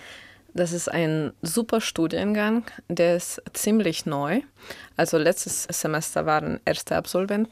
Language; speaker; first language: German; non-native, fluent; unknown